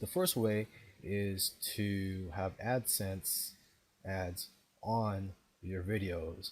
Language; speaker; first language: English; native; English